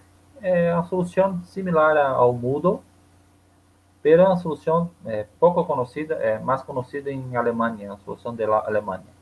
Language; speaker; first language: Spanish; non-native, learner; Portuguese